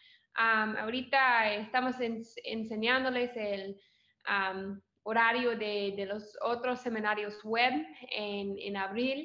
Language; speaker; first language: Spanish; non-native, fluent; English